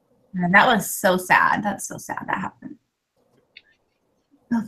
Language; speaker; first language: English; native; English